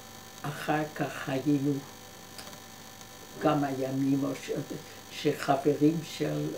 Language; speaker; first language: Hebrew; non-native, fluent; Dutch